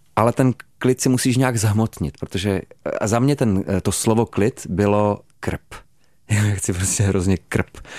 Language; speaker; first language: Czech; native; Czech